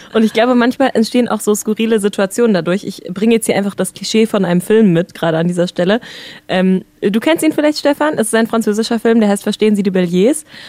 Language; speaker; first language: German; native; German